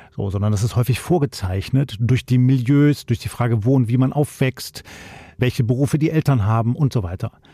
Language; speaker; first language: German; native; German